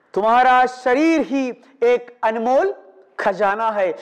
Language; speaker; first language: Hindi; non-native, local second language; Malayalam